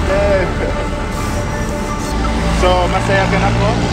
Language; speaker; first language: Filipino; non-native, learner; Arabic